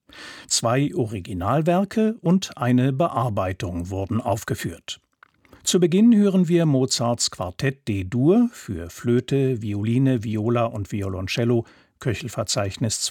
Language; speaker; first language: German; native; German